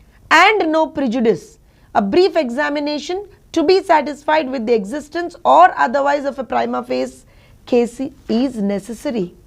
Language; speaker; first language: English; non-native, local second language; Telugu